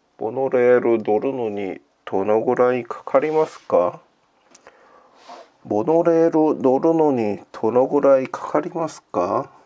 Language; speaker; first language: Japanese; non-native, learner; Korean